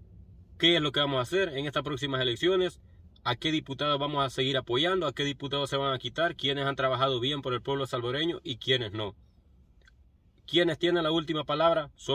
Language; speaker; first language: Spanish; native; Spanish